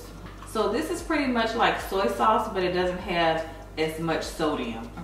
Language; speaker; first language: English; native; English